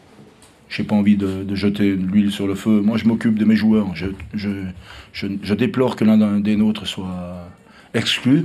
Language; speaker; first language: French; native; French